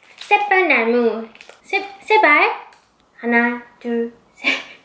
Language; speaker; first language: Korean; non-native, fluent; Chinese